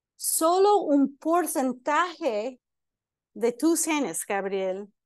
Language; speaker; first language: Spanish; non-native, fluent; English